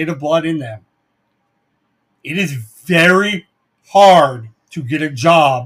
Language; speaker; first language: English; native; English